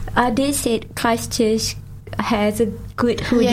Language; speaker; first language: English; non-native, local second language; Malay